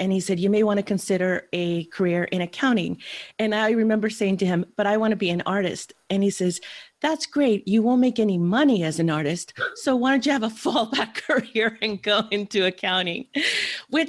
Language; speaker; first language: English; early bilingual, other home language; Spanish